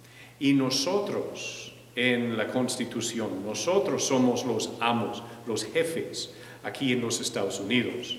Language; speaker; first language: Spanish; non-native, fluent; English